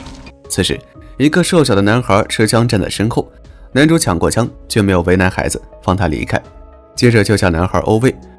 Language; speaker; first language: Chinese; native; Chinese